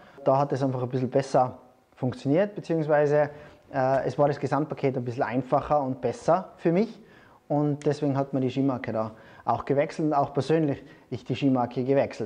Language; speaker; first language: German; native; German